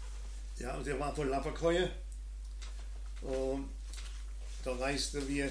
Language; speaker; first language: Danish; non-native, learner; German